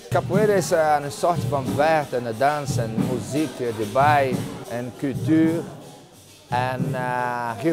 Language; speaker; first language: Dutch; non-native, fluent; Portuguese